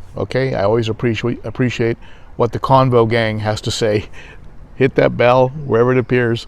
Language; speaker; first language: English; native; English